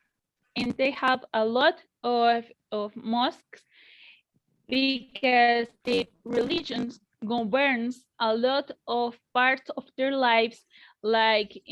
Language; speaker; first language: English; non-native, learner; Spanish